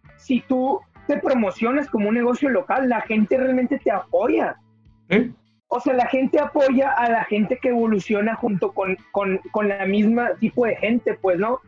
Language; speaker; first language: Spanish; native; Spanish